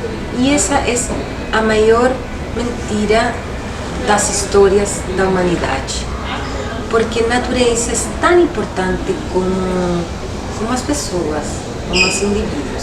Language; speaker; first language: Portuguese; non-native, local second language; Spanish